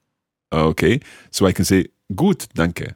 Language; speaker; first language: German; non-native, learner; English